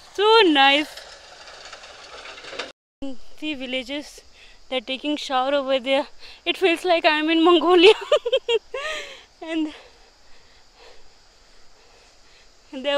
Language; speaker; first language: English; non-native, local second language; Hindi